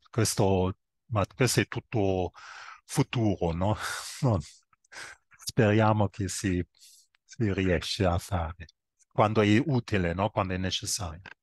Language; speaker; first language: Italian; non-native, fluent; German